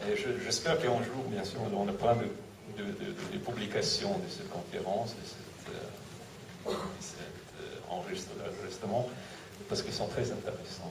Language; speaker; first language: French; non-native, fluent; Russian